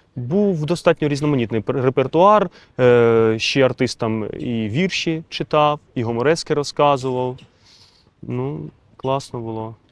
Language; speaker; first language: Ukrainian; non-native, local second language; Russian